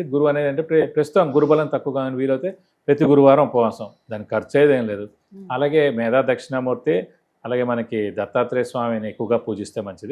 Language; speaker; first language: Telugu; native; Telugu